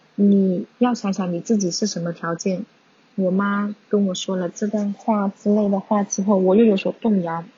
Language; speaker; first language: Chinese; non-native, local second language; Cantonese